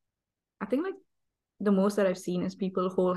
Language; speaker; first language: English; non-native, local second language; Tamil